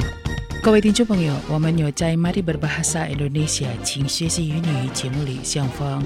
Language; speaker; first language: Chinese; non-native, fluent; Indonesian